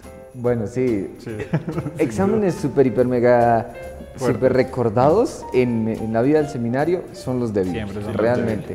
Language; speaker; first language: Spanish; native; Spanish